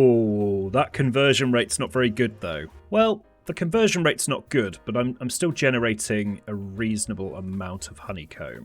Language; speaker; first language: English; native; English